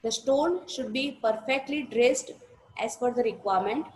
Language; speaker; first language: English; non-native, local second language; Gujarati